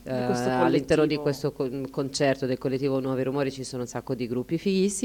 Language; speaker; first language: Italian; native; Italian